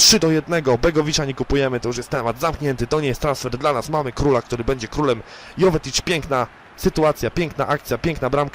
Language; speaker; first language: Polish; native; Polish